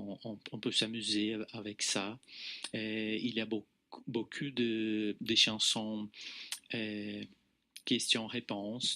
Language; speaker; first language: French; non-native, fluent; Portuguese